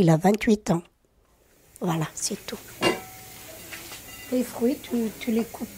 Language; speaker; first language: French; early bilingual, other home language; Portuguese